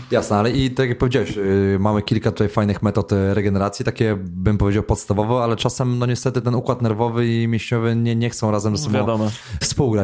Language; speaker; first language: Polish; native; Polish